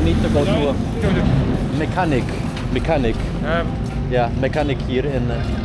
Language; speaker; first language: English; non-native, learner; German